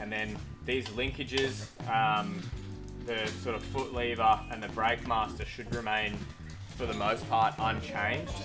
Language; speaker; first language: English; native; English